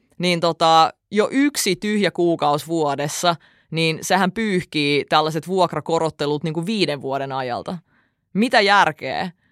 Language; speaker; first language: Finnish; early bilingual, other home language; Russian